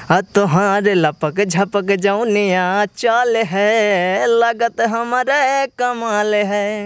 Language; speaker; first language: Hindi; native; Hindi